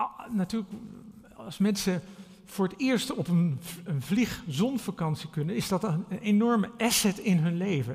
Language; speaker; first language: Dutch; native; Dutch